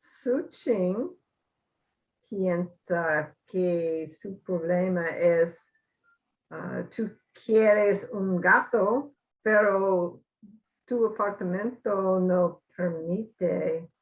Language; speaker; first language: Spanish; non-native, learner; English